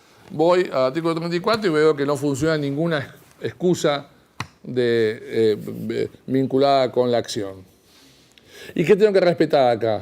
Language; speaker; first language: Spanish; native; Spanish